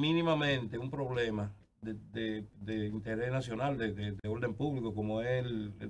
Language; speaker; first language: Spanish; native; Spanish